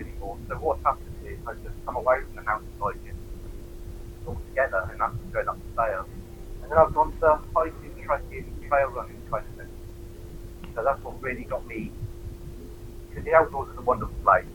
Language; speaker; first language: English; native; English